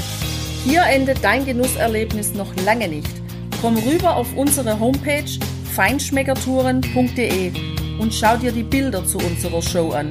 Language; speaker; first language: German; native; German